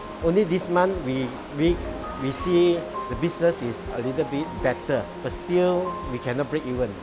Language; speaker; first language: English; non-native, local second language; Chinese